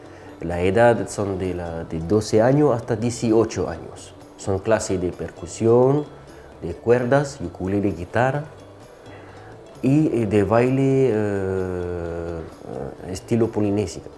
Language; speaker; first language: Spanish; non-native, fluent; French